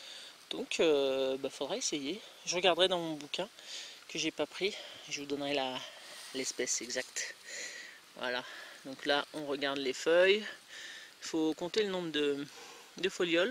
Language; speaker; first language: French; native; French